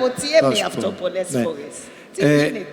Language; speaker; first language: Greek; non-native, learner; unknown